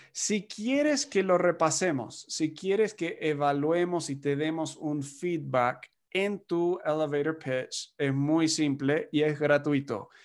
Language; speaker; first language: Spanish; non-native, fluent; English